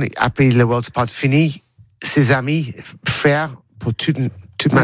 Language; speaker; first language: French; non-native, learner; English